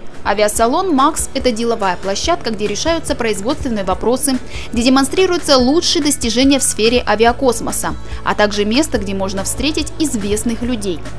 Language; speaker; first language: Russian; native; Russian